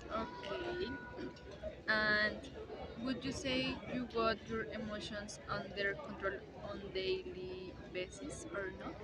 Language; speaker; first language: English; non-native, learner; Spanish